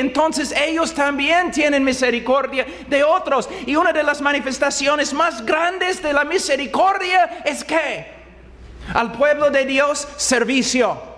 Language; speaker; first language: Spanish; non-native, fluent; English